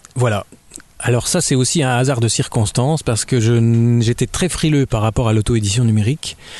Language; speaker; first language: French; native; French